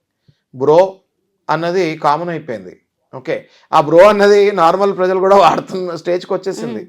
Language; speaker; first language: Telugu; native; Telugu